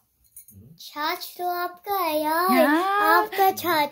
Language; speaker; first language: Hindi; early bilingual, heritage; Hindi